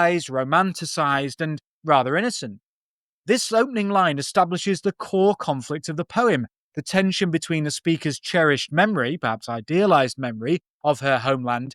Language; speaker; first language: English; native; English